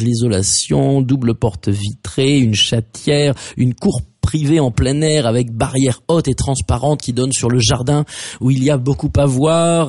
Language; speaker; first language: French; native; French